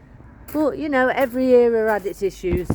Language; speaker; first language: English; native; English